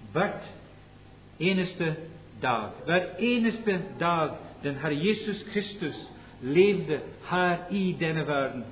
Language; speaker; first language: Norwegian; non-native, fluent; English